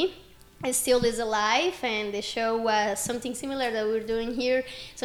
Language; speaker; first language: English; non-native, fluent; Spanish